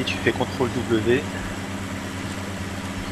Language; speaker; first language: French; native; French